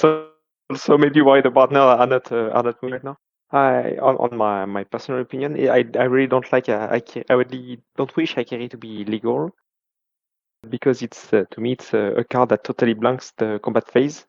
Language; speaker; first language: English; non-native, fluent; French